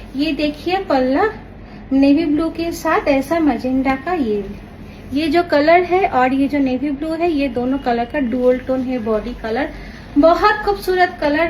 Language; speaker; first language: Hindi; non-native, local second language; Bangla